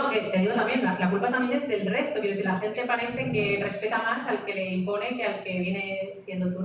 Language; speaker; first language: Spanish; native; Spanish